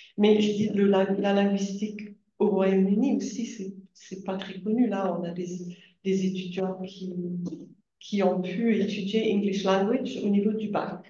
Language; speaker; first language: French; non-native, fluent; English